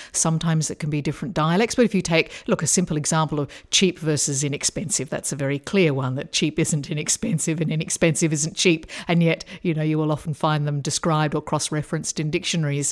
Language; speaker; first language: English; native; English